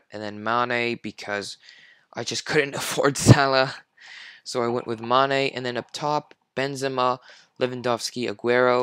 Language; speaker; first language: English; non-native, fluent; French